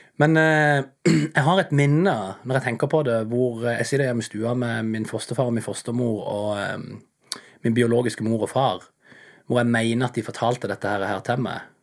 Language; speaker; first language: Norwegian; native; Norwegian